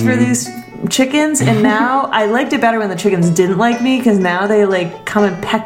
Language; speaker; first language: English; native; English